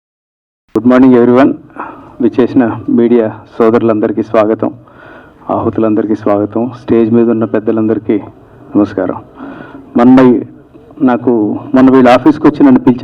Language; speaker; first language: Telugu; native; Telugu